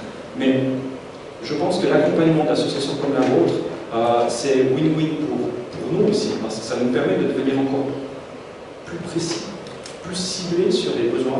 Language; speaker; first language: French; native; French